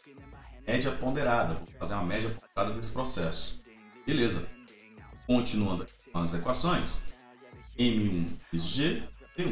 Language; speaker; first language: Portuguese; native; Portuguese